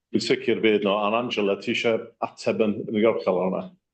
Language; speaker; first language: Welsh; native; Welsh